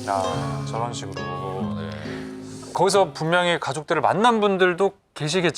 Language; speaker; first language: Korean; native; Korean